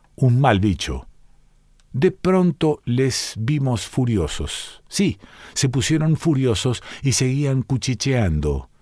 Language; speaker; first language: Spanish; native; Spanish